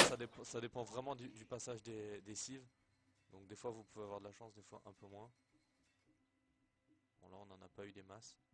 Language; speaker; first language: French; native; French